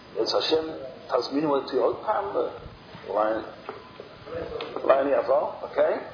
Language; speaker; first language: Hebrew; non-native, fluent; English